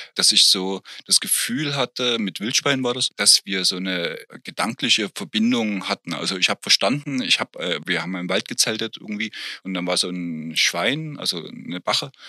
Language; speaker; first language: German; native; German